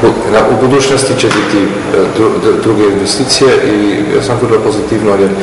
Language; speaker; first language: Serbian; non-native, learner; German